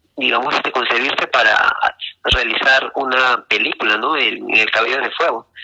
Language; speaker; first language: Spanish; native; Spanish